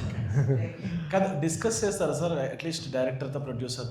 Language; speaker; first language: Telugu; native; Telugu